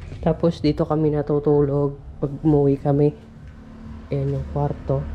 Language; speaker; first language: Filipino; native; Filipino